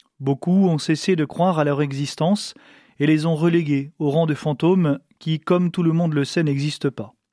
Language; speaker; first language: French; native; French